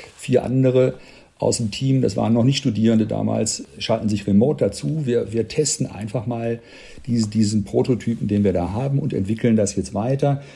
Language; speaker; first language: German; native; German